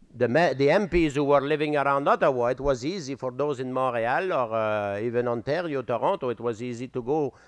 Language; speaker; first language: English; non-native, fluent; French